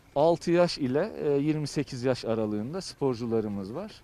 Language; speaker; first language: Turkish; native; Turkish